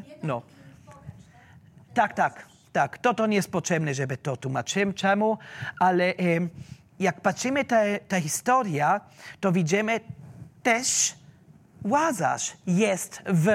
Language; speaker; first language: Polish; non-native, learner; German